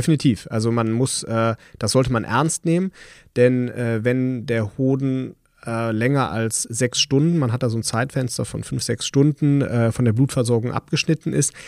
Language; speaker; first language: German; native; German